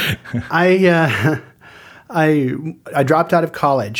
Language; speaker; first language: English; native; English